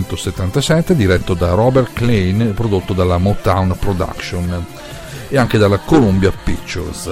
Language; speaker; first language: Italian; native; Italian